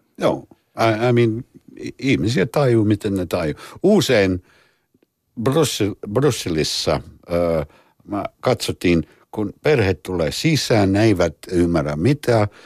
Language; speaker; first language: Finnish; non-native, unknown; English